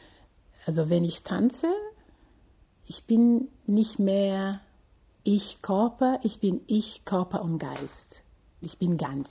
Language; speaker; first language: German; non-native, fluent; Portuguese